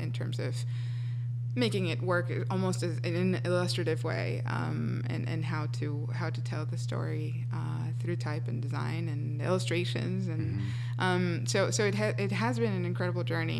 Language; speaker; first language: English; non-native, fluent; Spanish